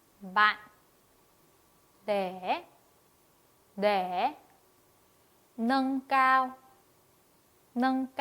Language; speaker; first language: Vietnamese; non-native, fluent; Korean